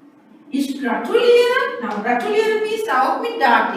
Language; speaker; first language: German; non-native, fluent; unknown